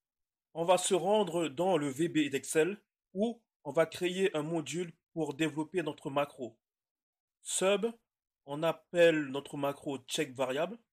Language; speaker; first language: French; native; French